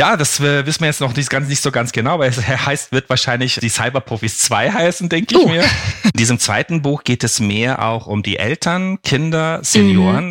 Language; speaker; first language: German; non-native, fluent; Turkish